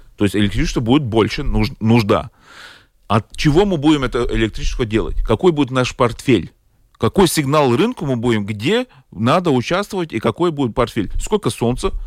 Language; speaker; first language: Russian; non-native, local second language; Latvian